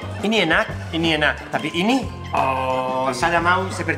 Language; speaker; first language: Indonesian; non-native, learner; English